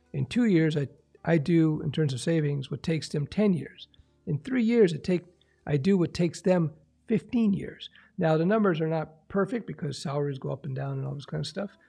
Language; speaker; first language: English; early bilingual, other home language; French